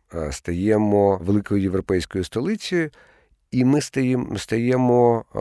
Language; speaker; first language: Ukrainian; native; Ukrainian